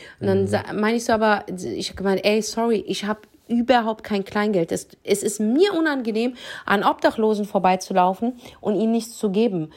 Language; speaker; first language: German; early bilingual, other home language; Arabic